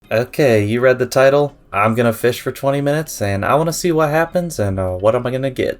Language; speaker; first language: English; native; English